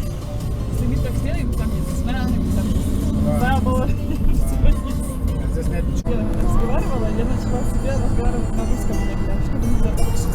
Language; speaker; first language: Russian; non-native, learner; German